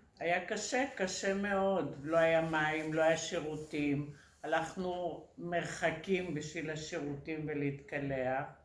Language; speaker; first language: Hebrew; early bilingual, other home language; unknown